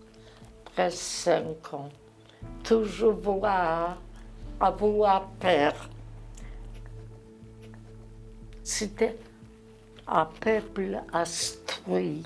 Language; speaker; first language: French; non-native, learner; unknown